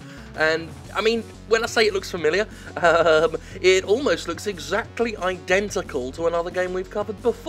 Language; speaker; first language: English; native; English